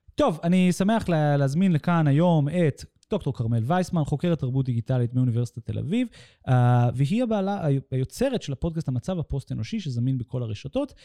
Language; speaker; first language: Hebrew; native; Hebrew